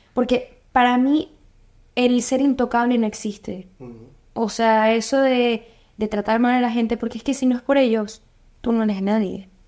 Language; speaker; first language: Spanish; native; Spanish